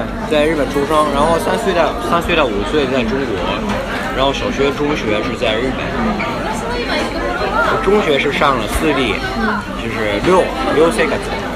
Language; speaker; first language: Chinese; early bilingual, heritage; Japanese